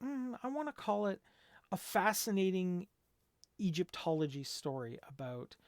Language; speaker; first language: English; native; English